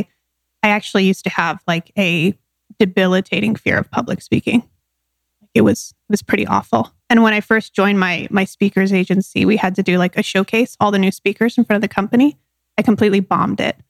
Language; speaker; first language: English; native; English